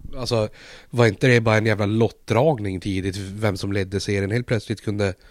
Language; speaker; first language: Swedish; native; Swedish